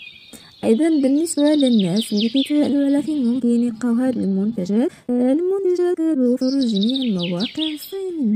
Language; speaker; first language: Arabic; native; Arabic